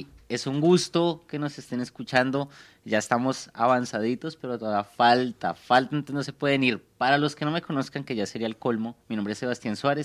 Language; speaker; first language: Spanish; native; Spanish